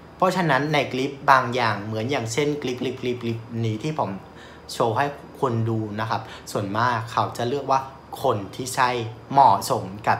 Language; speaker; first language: Thai; non-native, fluent; Vietnamese